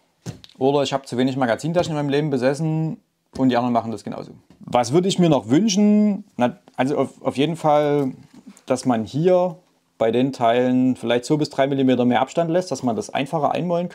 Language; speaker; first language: German; native; German